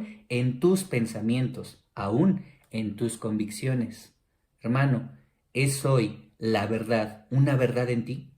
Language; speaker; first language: Spanish; native; Spanish